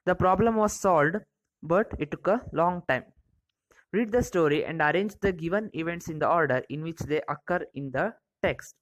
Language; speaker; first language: English; non-native, local second language; Kannada